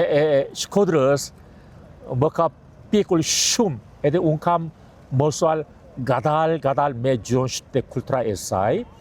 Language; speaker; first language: Albanian; non-native, learner; Korean